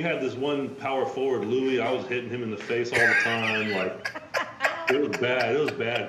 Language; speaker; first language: English; native; English